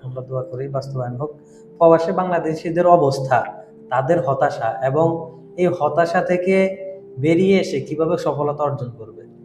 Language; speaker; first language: Bangla; native; Bangla